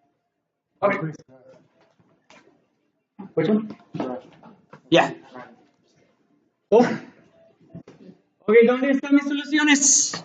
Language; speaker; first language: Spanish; non-native, learner; English